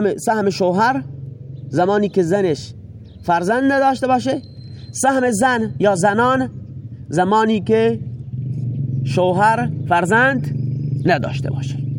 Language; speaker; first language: Persian; non-native, local second language; Baluchi